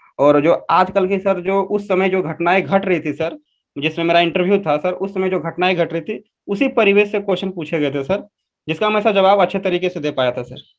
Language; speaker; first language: Hindi; non-native, local second language; Magahi